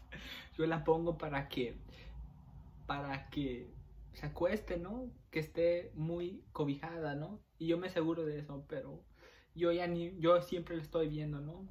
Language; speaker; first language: Spanish; early bilingual, heritage; Spanish